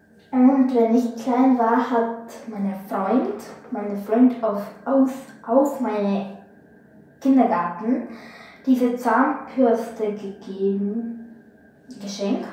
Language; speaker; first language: German; non-native, learner; Bulgarian